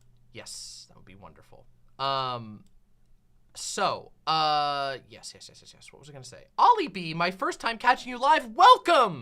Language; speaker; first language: English; native; English